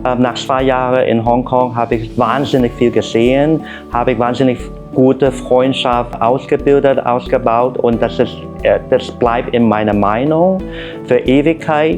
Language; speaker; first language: German; non-native, learner; Cantonese